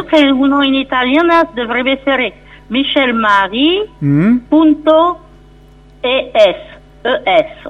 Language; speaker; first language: Italian; non-native, fluent; French